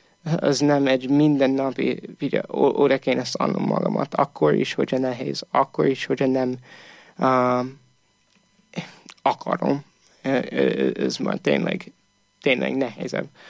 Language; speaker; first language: Hungarian; non-native, fluent; English